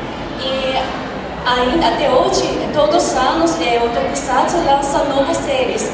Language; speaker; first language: Portuguese; non-native, fluent; Japanese